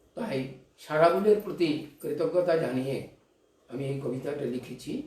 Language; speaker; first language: Bangla; non-native, local second language; Hindi